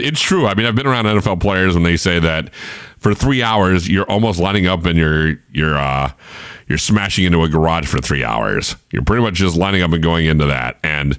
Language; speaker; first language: English; native; English